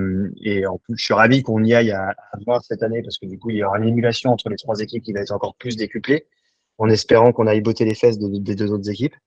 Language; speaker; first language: French; native; French